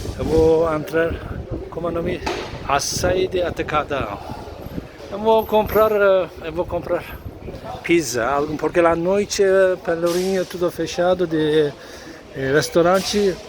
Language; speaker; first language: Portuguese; non-native, learner; Turkish